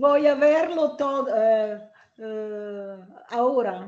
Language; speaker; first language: Spanish; non-native, learner; Italian